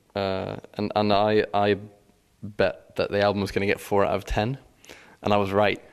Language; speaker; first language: English; non-native, fluent; Swedish